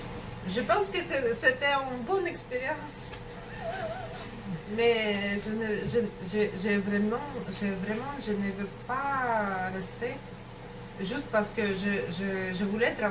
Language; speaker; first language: French; non-native, learner; Russian